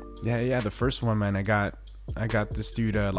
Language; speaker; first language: English; early bilingual, other home language; Spanish